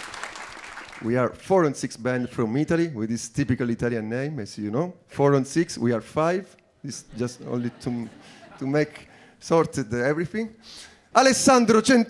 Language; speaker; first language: English; non-native, learner; Italian